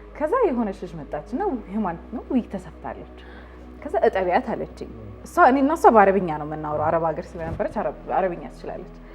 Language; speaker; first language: Amharic; early bilingual, heritage; Arabic